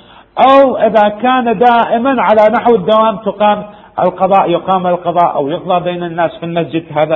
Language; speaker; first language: Arabic; native; Arabic